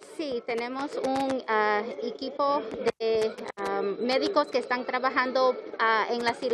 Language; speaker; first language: Spanish; non-native, learner; English